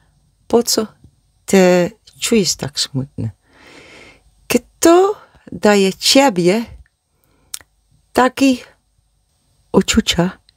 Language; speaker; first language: Polish; non-native, learner; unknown